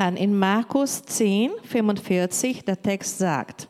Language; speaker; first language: German; non-native, learner; Portuguese